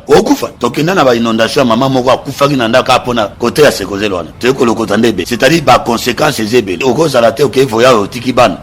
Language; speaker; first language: Lingala; native; Lingala